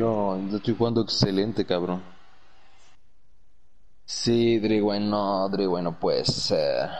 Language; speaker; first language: Spanish; native; Spanish